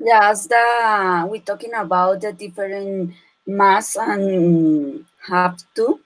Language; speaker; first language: English; non-native, learner; Spanish